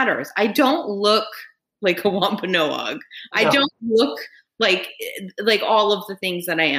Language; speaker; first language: English; native; English